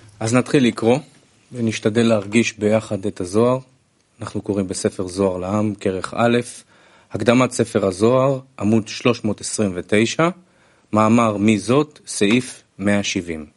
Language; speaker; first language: Hebrew; non-native, fluent; Russian